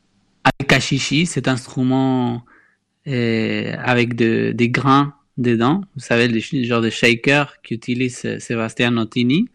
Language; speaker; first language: French; non-native, fluent; Spanish